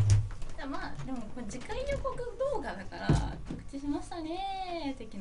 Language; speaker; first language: Japanese; native; Japanese